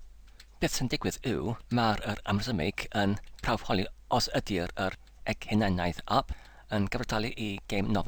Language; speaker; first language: Welsh; non-native, fluent; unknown